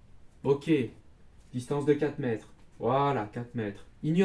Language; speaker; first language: French; native; French